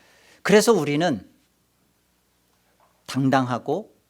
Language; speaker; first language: Korean; native; Korean